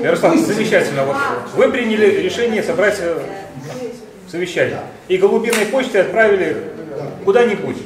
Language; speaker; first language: Russian; native; Russian